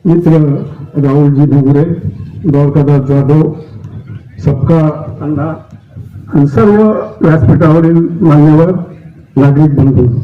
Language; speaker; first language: Marathi; native; Marathi